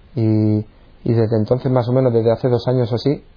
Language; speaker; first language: Spanish; native; Spanish